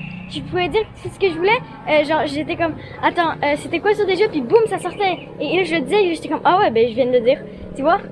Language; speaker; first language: French; native; French